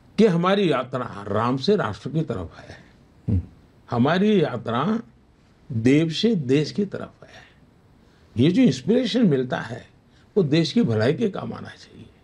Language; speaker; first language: Hindi; non-native, local second language; Gujarati